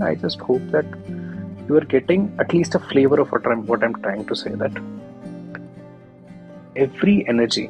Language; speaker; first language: English; non-native, local second language; Hindi